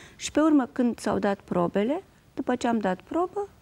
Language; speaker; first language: Romanian; native; Romanian